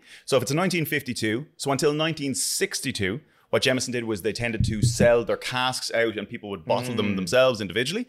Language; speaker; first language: English; native; English